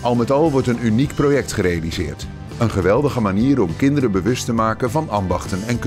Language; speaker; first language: Dutch; native; Dutch